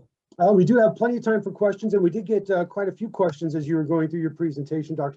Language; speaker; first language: English; native; English